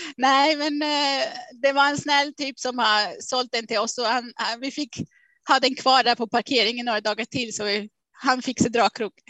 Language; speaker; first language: Swedish; non-native, fluent; Swiss German